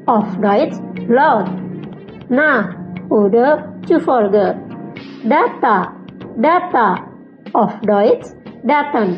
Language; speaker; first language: German; non-native, learner; Indonesian